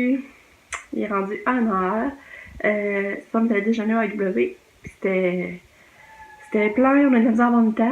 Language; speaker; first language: French; native; French